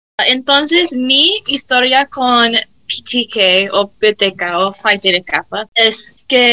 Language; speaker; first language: Spanish; early bilingual, heritage; Spanish